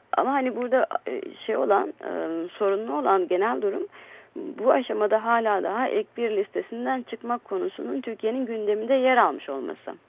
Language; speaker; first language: Turkish; native; Turkish